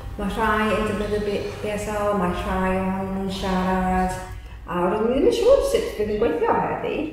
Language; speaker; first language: Welsh; native; Welsh